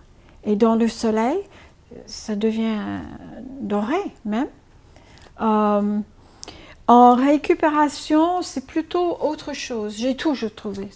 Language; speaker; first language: French; non-native, fluent; English